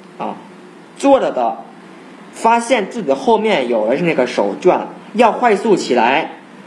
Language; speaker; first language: Chinese; non-native, fluent; Thai